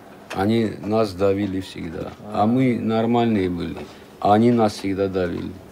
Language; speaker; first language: Russian; non-native, local second language; Armenian